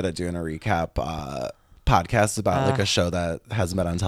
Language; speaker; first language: English; native; English